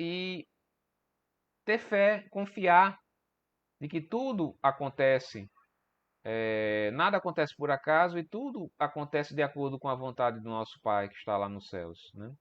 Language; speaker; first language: Portuguese; native; Portuguese